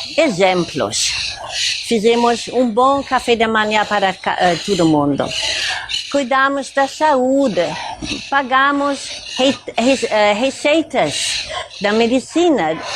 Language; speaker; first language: Portuguese; non-native, fluent; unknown